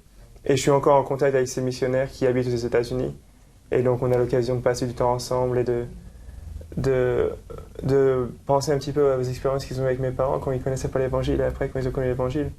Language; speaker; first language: French; native; French